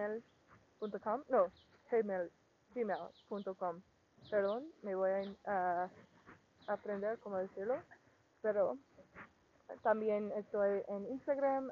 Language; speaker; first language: Spanish; non-native, learner; English